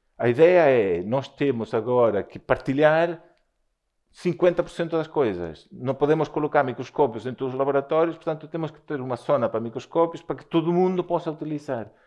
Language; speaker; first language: Portuguese; non-native, fluent; Spanish